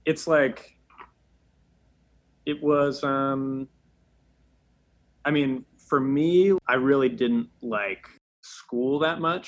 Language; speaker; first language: English; native; English